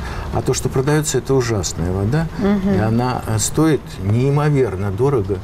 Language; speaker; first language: Russian; native; Russian